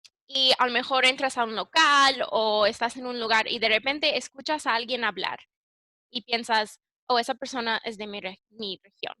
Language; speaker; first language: Spanish; early bilingual, heritage; English